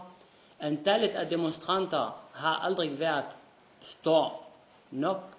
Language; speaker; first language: Danish; non-native, fluent; Arabic